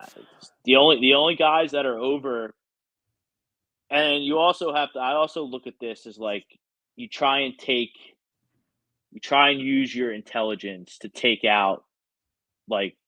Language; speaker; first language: English; native; English